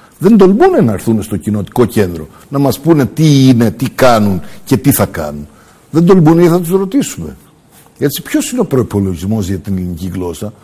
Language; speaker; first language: Greek; early bilingual, heritage; Greek